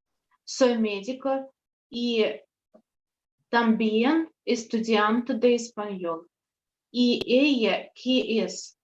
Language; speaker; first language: Spanish; non-native, learner; Russian